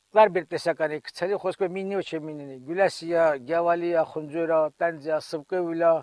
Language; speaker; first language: Armenian; native; Armenian